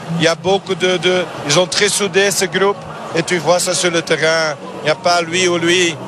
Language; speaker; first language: French; non-native, learner; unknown